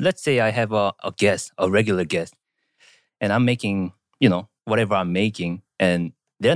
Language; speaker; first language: English; non-native, fluent; Korean